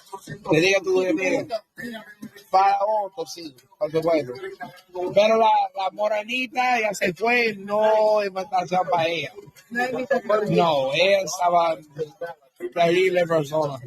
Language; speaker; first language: Spanish; non-native, learner; English